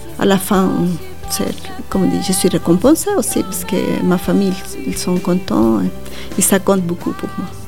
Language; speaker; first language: French; non-native, fluent; Spanish